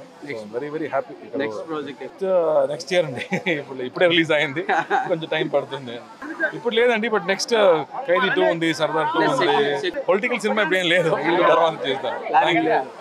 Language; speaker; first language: Telugu; non-native, fluent; Tamil